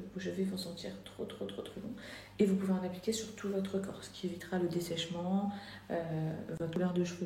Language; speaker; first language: French; native; French